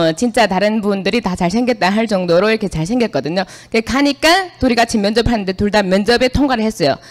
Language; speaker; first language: Korean; native; Korean